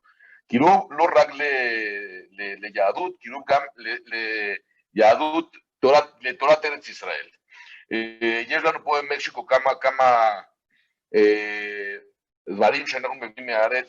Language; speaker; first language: Hebrew; non-native, fluent; Spanish